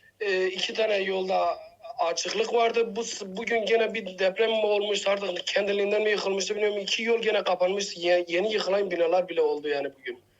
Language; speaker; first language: Turkish; native; Turkish